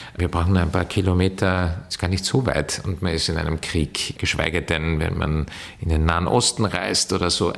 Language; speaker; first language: German; native; German